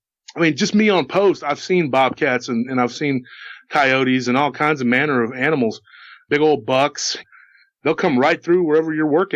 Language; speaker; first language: English; native; English